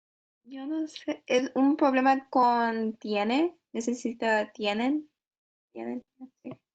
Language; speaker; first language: Spanish; non-native, learner; English